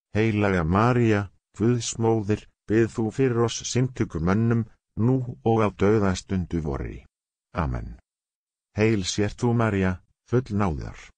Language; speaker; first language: Icelandic; non-native, learner; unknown